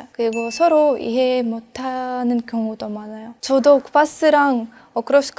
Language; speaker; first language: Korean; non-native, fluent; Russian